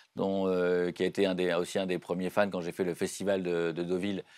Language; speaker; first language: French; native; French